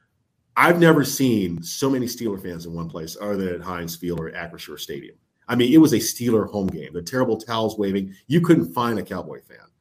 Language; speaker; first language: English; native; English